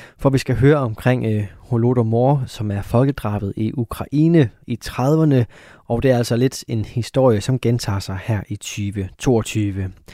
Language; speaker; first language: Danish; native; Danish